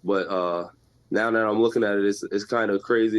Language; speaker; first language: English; native; English